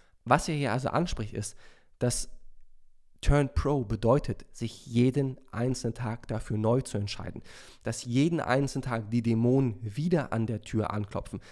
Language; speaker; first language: German; native; German